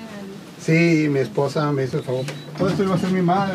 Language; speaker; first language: Spanish; native; Spanish